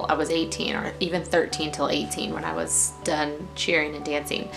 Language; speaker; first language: English; native; English